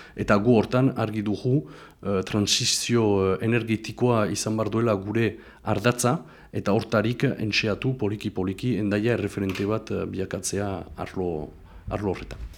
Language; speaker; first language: Basque; native; Basque